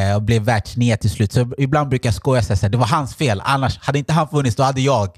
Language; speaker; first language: Swedish; early bilingual, other home language; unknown